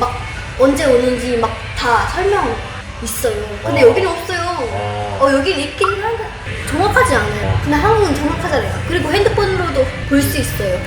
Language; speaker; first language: Korean; non-native, fluent; Indonesian